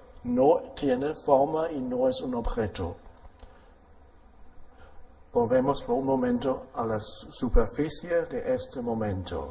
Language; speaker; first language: Spanish; non-native, fluent; German